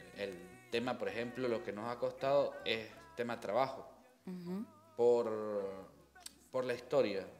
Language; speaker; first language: Spanish; native; Spanish